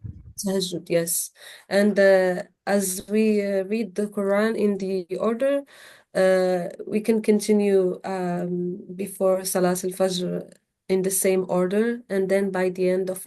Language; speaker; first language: English; non-native, fluent; Arabic